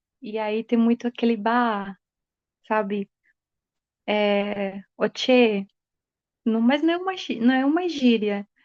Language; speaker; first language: Portuguese; non-native, fluent; Spanish